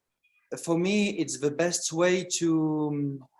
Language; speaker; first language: English; non-native, learner; French